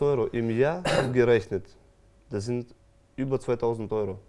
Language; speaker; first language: German; non-native, fluent; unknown